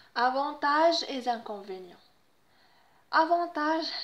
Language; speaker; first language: French; non-native, local second language; Arabic